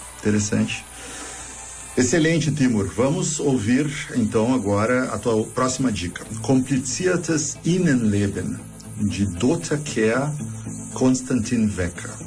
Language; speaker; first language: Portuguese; native; Portuguese